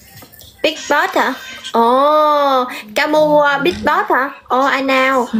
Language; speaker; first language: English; non-native, learner; Vietnamese